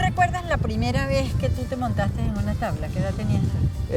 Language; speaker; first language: Spanish; native; Spanish